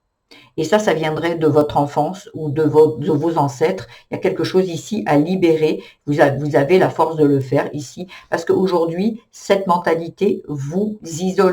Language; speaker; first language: French; native; French